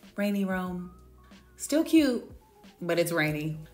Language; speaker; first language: English; native; English